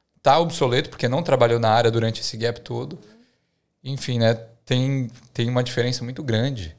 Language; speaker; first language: Portuguese; native; Portuguese